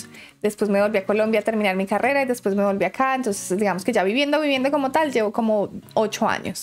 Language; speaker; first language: Spanish; native; Spanish